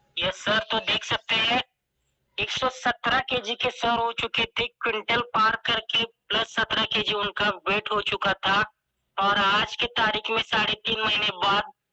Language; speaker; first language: Hindi; non-native, local second language; Marathi